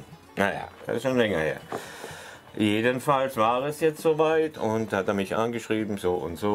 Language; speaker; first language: German; native; German